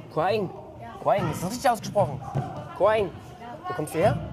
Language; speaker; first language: German; native; German